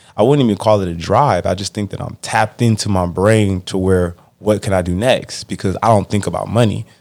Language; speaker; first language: English; native; English